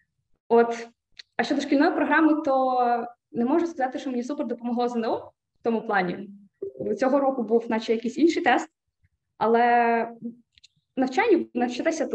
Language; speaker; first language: Ukrainian; native; Ukrainian